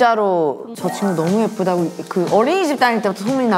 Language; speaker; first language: Korean; native; Korean